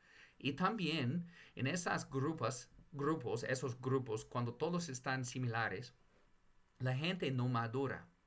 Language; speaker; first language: Spanish; non-native, fluent; English